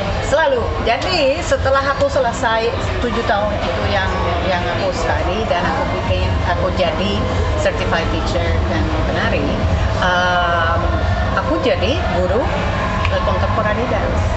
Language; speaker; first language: Indonesian; non-native, fluent; Spanish